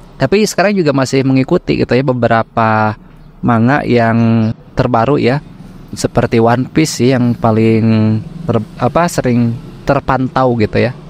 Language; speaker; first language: Indonesian; native; Indonesian